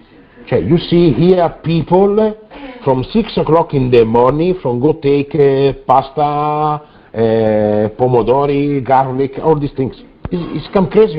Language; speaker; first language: English; non-native, learner; Italian